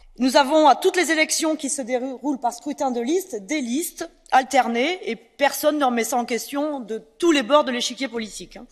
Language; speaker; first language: French; native; French